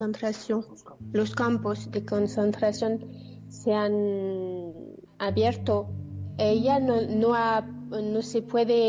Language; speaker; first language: Spanish; non-native, learner; French